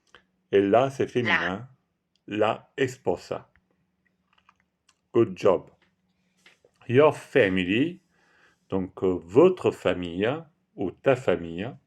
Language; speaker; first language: French; non-native, fluent; Italian